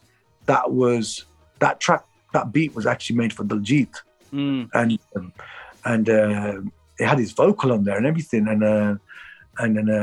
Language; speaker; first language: English; native; English